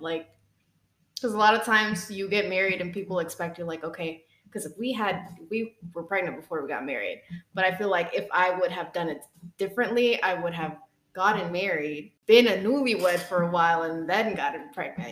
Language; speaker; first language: English; early bilingual, other home language; Spanish